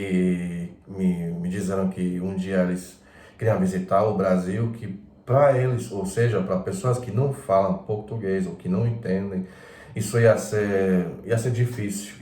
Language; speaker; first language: Portuguese; non-native, fluent; Croatian